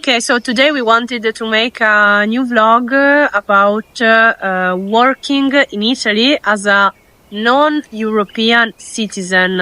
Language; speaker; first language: English; non-native, fluent; Italian